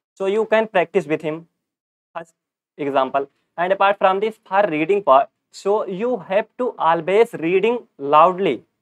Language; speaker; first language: English; non-native, local second language; Hindi